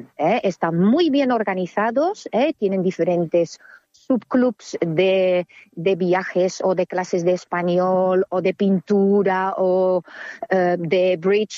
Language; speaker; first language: Spanish; non-native, fluent; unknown